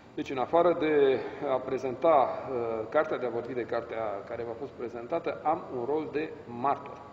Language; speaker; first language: Romanian; early bilingual, heritage; Romanian